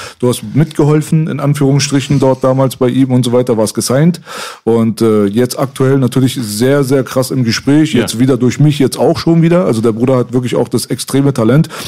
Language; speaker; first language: German; early bilingual, other home language; Persian